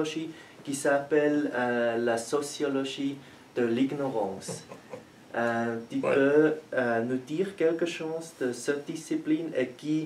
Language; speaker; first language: French; non-native, learner; German